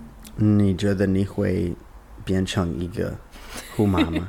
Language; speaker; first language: Chinese; non-native, learner; English